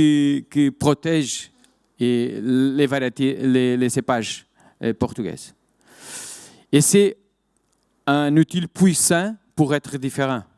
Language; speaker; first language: French; non-native, fluent; Portuguese